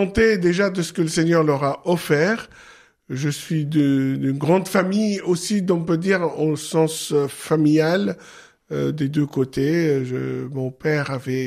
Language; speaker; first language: French; non-native, local second language; Arabic